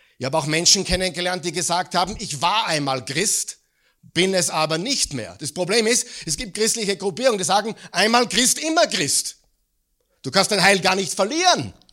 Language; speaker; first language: German; native; German